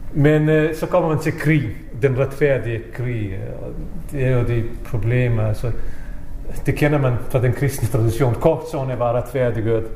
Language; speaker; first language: Danish; non-native, fluent; Bosnian